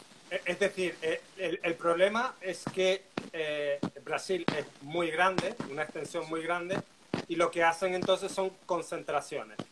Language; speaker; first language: Portuguese; non-native, learner; Spanish